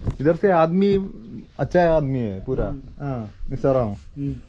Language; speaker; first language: Hindi; non-native, learner; Malayalam